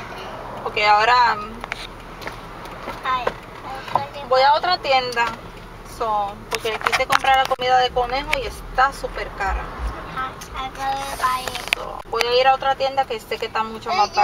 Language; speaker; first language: Spanish; native; Spanish